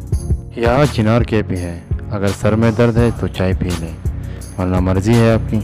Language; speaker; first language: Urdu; non-native, local second language; Pashto